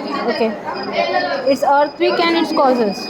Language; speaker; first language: English; non-native, local second language; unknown